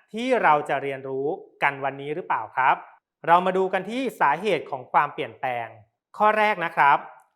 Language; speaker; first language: Thai; native; Thai